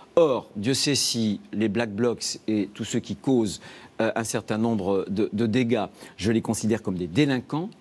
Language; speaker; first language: French; native; French